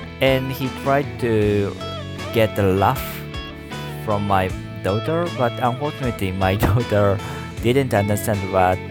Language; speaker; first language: English; non-native, learner; Japanese